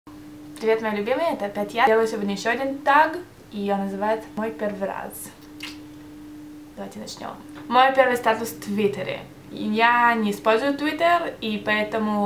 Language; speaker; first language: Russian; early bilingual, heritage; Russian